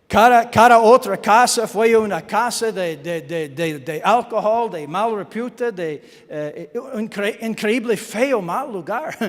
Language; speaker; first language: Spanish; non-native, learner; English